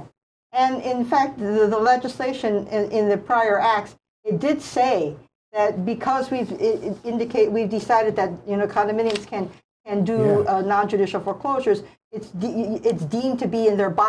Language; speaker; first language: English; native; English